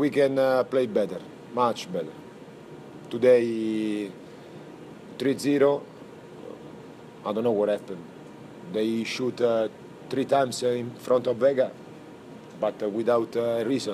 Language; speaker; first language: English; non-native, fluent; Italian